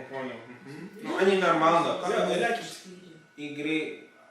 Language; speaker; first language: Russian; non-native, learner; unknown